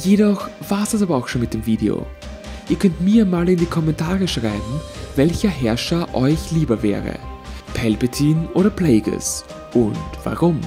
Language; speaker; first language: German; native; German